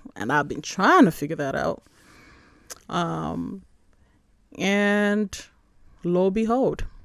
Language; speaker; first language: English; non-native, local second language; Igbo